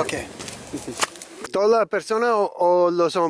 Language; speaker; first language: Spanish; non-native, learner; English